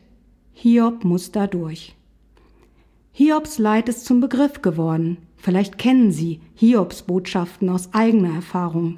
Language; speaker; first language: German; native; German